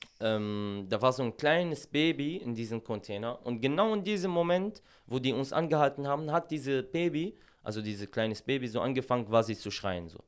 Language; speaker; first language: German; non-native, fluent; Arabic